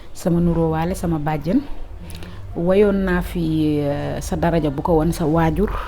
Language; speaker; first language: Wolof; native; Wolof